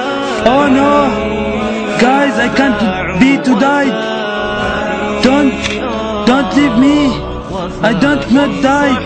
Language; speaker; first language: English; non-native, learner; Arabic